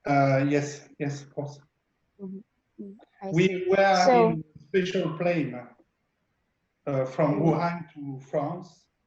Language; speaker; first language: English; non-native, learner; French